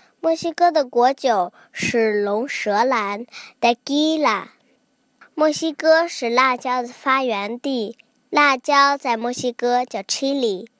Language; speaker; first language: Chinese; early bilingual, heritage; Chinese